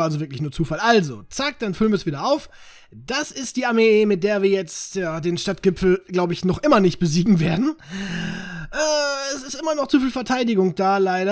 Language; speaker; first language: German; native; German